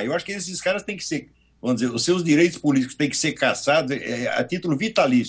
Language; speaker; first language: Portuguese; native; Portuguese